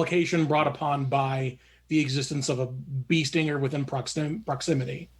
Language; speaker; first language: English; native; English